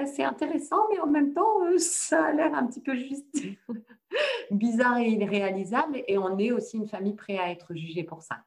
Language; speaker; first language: French; native; French